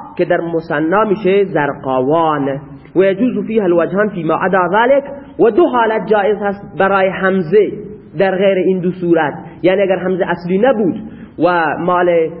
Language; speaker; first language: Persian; non-native, local second language; Baluchi